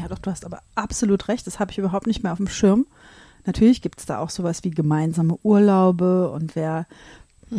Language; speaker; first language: German; native; German